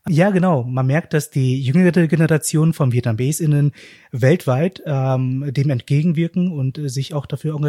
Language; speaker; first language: German; native; German